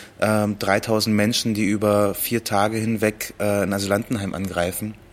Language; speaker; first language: German; early bilingual, other home language; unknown